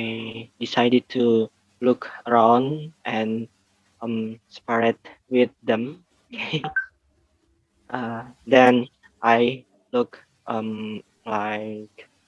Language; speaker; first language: English; non-native, learner; Indonesian